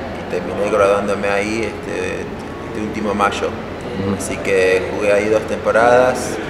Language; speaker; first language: Spanish; early bilingual, heritage; Spanish